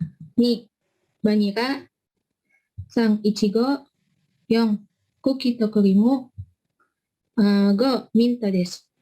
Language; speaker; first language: Japanese; non-native, learner; Indonesian